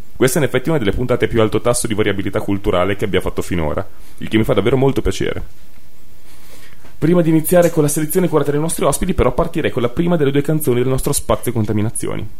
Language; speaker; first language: Italian; native; Italian